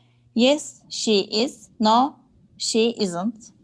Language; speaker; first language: English; non-native, learner; Turkish